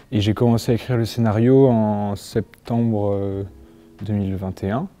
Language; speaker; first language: French; native; French